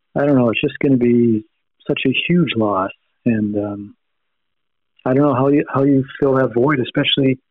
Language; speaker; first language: English; native; English